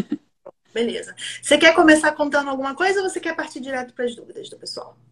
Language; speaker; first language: Portuguese; native; Portuguese